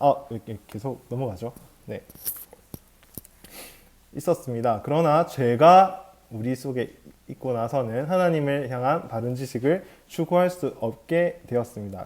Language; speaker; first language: Korean; native; Korean